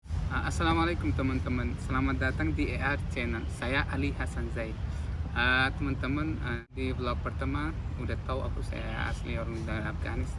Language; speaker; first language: Indonesian; non-native, fluent; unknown